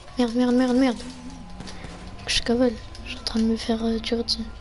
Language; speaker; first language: French; native; French